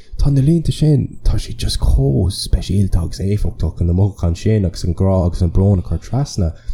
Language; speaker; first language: Irish; non-native, local second language; English